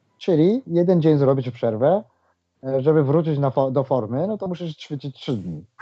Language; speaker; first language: Polish; non-native, fluent; Japanese